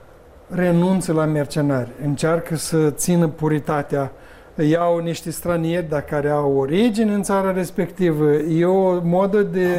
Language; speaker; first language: Romanian; native; Romanian